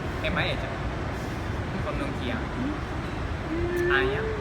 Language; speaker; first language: Thai; non-native, learner; Japanese